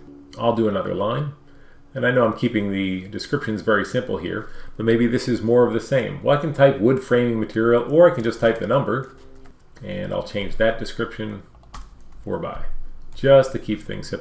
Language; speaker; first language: English; native; English